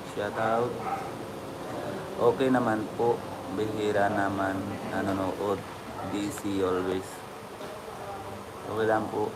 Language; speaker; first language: Filipino; non-native, learner; Punjabi